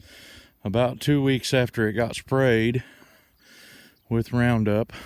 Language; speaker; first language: English; native; English